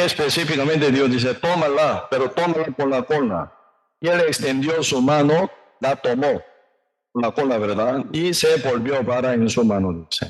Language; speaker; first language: Spanish; non-native, learner; Korean